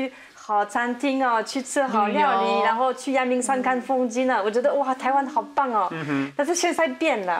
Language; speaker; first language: Chinese; non-native, fluent; French